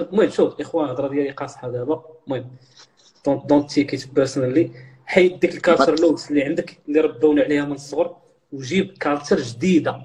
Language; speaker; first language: Arabic; native; Arabic